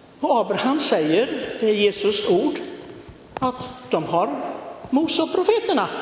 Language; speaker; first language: Swedish; non-native, fluent; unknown